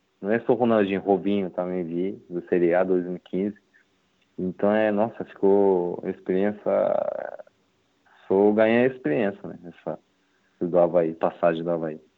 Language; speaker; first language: Portuguese; non-native, learner; Japanese